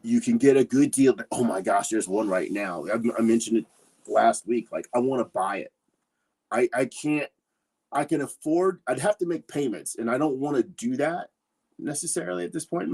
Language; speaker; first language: English; native; English